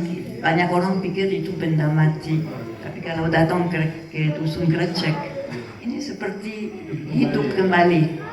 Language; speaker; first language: Indonesian; non-native, fluent; French